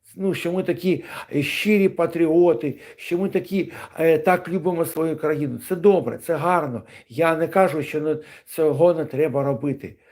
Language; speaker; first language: Ukrainian; non-native, local second language; Russian